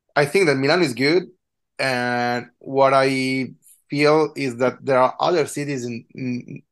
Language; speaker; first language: English; non-native, fluent; Italian